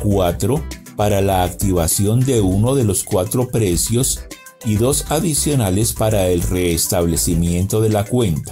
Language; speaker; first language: Spanish; native; Spanish